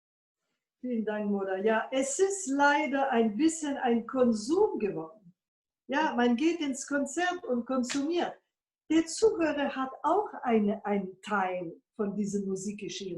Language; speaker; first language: German; non-native, fluent; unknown